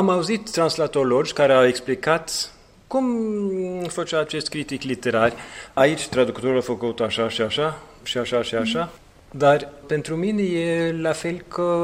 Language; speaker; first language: Romanian; non-native, fluent; Norwegian